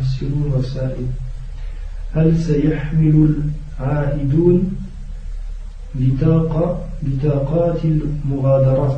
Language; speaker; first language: Arabic; non-native, learner; French